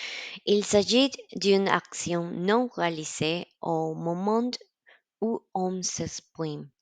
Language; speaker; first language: French; non-native, learner; Spanish